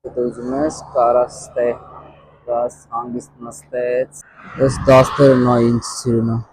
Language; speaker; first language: Armenian; non-native, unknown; Hindi